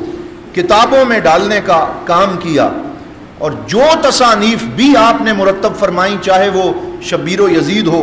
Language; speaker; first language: Urdu; native; Urdu